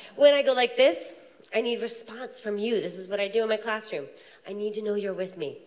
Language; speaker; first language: English; native; English